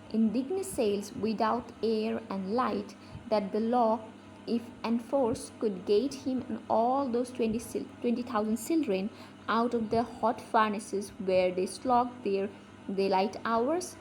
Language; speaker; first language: English; non-native, local second language; Assamese